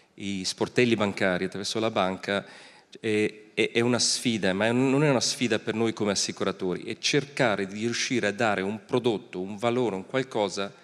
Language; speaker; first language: Italian; non-native, fluent; German